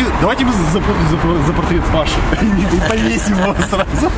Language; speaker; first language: Russian; native; Russian